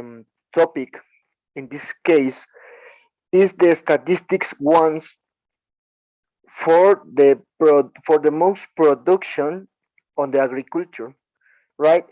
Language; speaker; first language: English; non-native, learner; Spanish